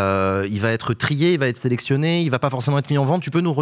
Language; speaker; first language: French; native; French